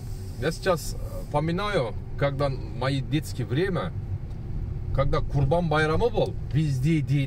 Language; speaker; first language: Russian; non-native, learner; Turkish